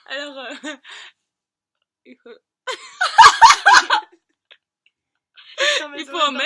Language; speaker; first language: French; native; French